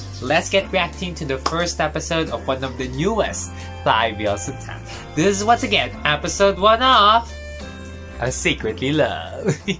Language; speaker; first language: English; non-native, local second language; Filipino